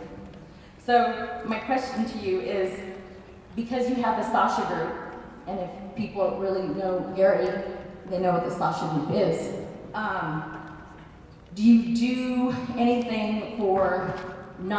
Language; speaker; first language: English; native; English